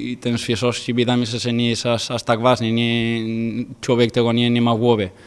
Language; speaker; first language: Polish; non-native, fluent; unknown